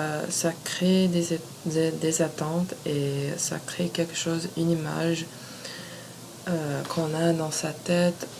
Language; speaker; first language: French; non-native, fluent; English